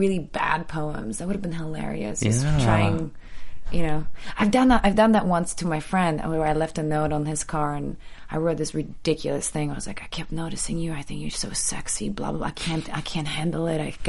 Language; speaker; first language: English; early bilingual, other home language; Polish